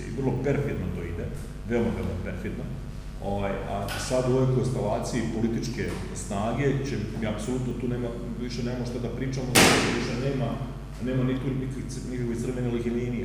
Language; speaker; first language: Serbian; native; Serbian